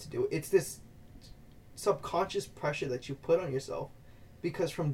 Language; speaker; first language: English; early bilingual, other home language; Spanish